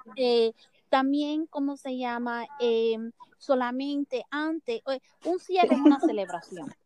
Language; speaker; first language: Spanish; early bilingual, heritage; Spanish